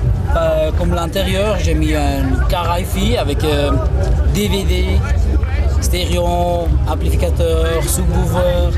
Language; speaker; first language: French; non-native, local second language; German